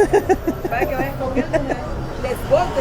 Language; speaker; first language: Spanish; native; Spanish